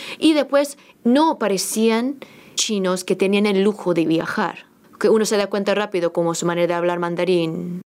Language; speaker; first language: Spanish; early bilingual, other home language; Korean